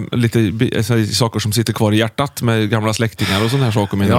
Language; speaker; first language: Swedish; native; Swedish